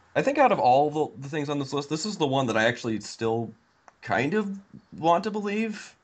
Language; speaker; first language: English; native; English